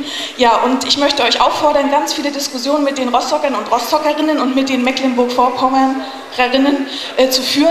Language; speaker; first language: German; native; German